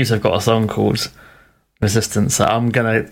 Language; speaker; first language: English; native; English